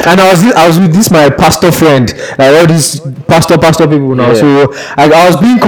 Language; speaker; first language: English; non-native, local second language; Yoruba